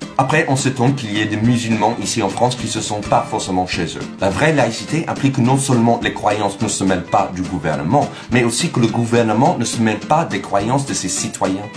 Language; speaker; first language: French; non-native, fluent; English